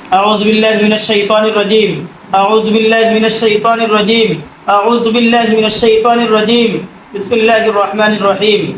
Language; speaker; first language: Arabic; non-native, fluent; Bangla